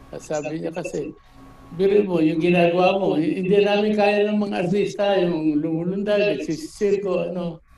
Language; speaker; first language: Filipino; native; Filipino